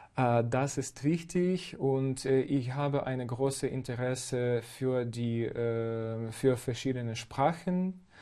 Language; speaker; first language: German; non-native, fluent; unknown